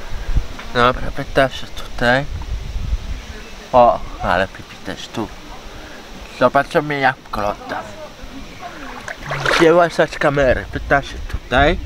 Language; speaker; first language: Polish; non-native, learner; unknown